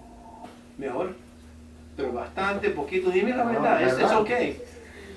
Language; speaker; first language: Spanish; non-native, learner; English